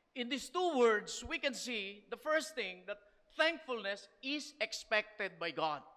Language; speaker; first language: English; non-native, local second language; Filipino